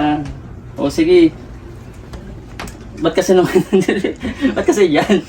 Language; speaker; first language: Filipino; native; Filipino